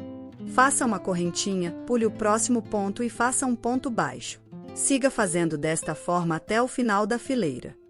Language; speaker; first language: Portuguese; native; Portuguese